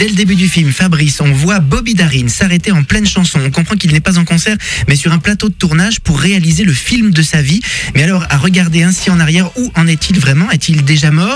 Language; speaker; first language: French; native; French